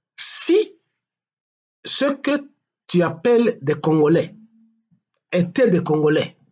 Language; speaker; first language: French; non-native, local second language; Swahili